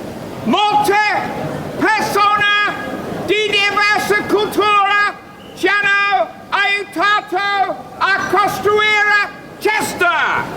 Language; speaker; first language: Italian; non-native, learner; English